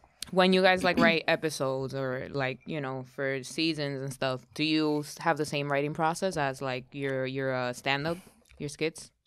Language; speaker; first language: English; early bilingual, other home language; Spanish